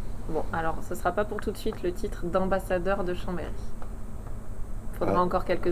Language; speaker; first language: French; native; French